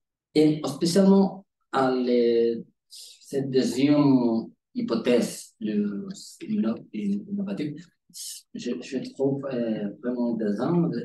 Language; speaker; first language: French; non-native, learner; Spanish